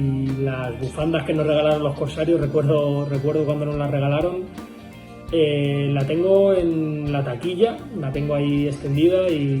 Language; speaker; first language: Spanish; native; Spanish